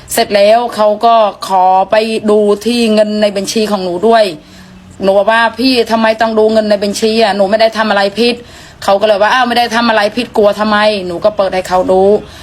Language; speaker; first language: Thai; non-native, fluent; Khmer